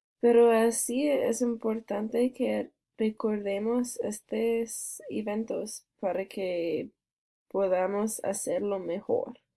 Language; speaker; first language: Spanish; non-native, learner; English